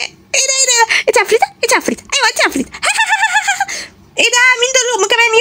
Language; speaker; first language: Arabic; native; Arabic